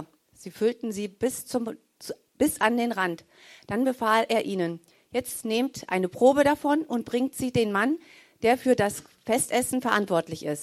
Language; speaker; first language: German; native; German